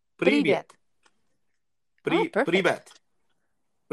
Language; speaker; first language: Russian; non-native, learner; English